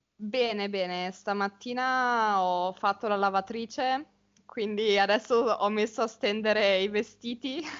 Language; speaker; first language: Italian; native; Italian